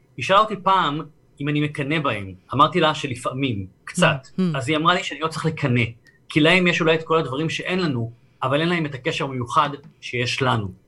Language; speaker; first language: Hebrew; native; Hebrew